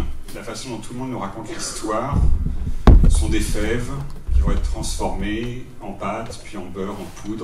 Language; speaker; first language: French; native; French